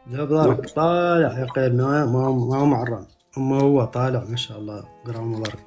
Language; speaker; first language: Arabic; native; Arabic